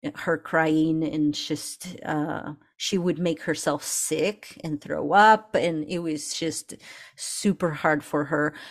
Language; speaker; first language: English; early bilingual, other home language; Spanish